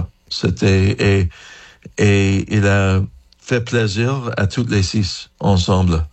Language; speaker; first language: French; non-native, fluent; English